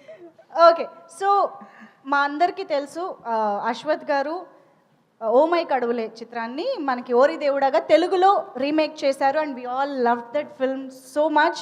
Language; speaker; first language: Telugu; native; Telugu